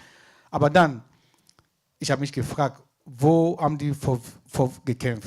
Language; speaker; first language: German; non-native, fluent; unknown